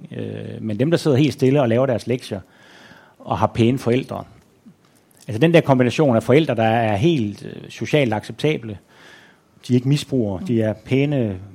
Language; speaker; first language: Danish; native; Danish